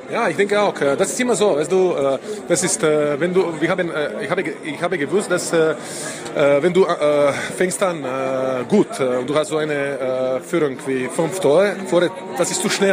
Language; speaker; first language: German; non-native, learner; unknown